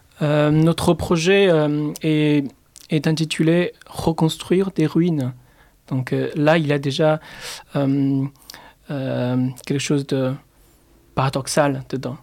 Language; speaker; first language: French; non-native, fluent; Chinese